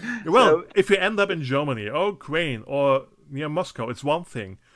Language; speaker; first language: English; non-native, fluent; German